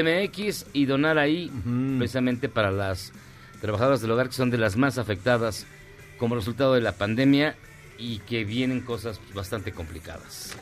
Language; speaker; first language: Spanish; native; Spanish